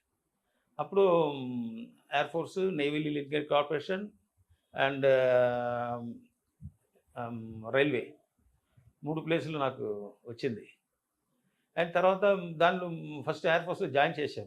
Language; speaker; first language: Telugu; non-native, learner; Tamil